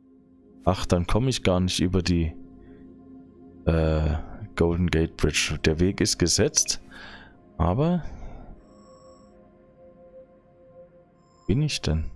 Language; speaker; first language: German; native; German